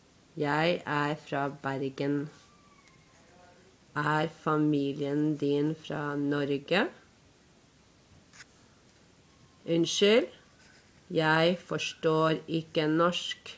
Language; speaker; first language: Norwegian; non-native, learner; English